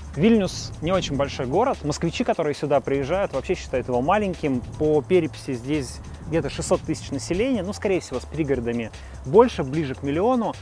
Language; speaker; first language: Russian; native; Russian